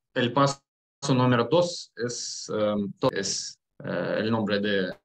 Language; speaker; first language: Spanish; non-native, learner; Russian